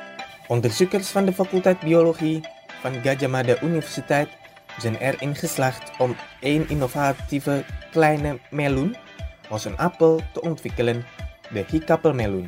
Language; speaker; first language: Dutch; non-native, fluent; Indonesian